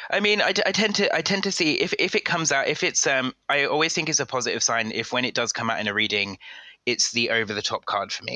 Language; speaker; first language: English; native; English